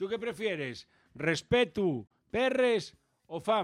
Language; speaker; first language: Spanish; native; Spanish